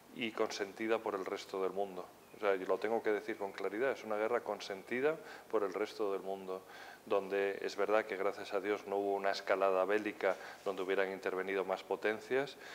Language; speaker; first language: Spanish; native; Spanish